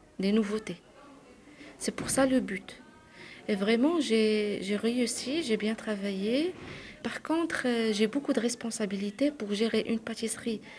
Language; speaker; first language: French; non-native, local second language; Arabic